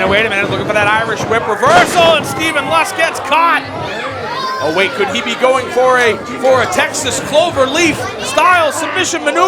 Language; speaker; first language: English; native; English